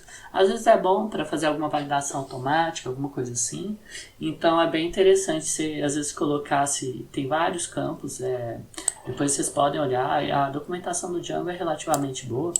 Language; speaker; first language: Portuguese; native; Portuguese